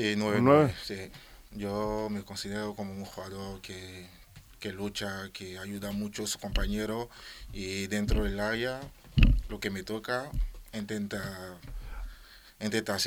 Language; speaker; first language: Spanish; non-native, learner; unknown